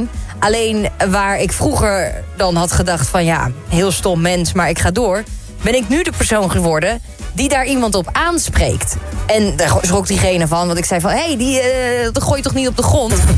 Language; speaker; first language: Dutch; native; Dutch